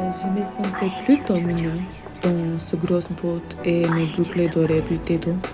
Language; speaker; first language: French; non-native, learner; English